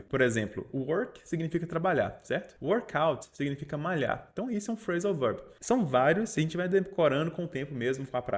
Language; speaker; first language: Portuguese; native; Portuguese